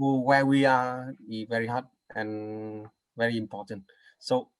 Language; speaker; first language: English; non-native, learner; Vietnamese